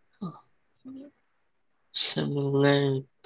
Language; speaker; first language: Chinese; early bilingual, heritage; English